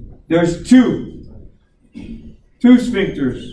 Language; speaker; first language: English; native; English